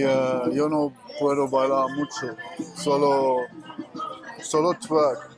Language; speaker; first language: Spanish; non-native, learner; German